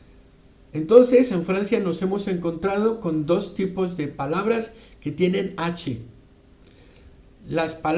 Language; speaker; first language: Spanish; non-native, fluent; French